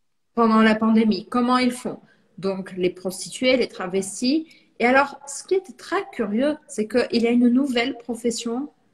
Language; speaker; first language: French; non-native, fluent; Portuguese